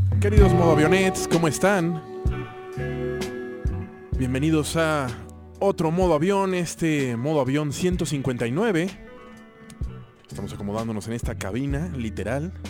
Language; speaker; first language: Spanish; native; Spanish